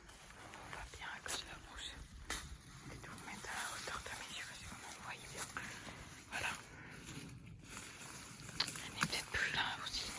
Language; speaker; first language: French; native; French